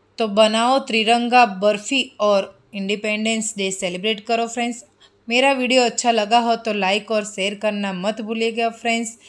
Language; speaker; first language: Hindi; non-native, local second language; Gujarati